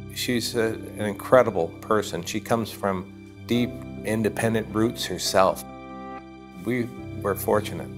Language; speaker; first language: English; native; English